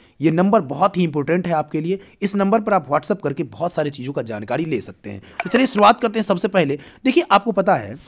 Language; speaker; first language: Hindi; native; Hindi